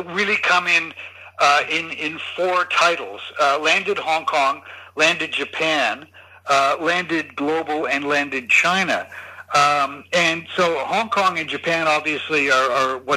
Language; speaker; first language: English; native; English